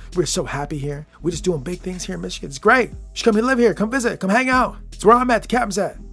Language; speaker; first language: English; native; English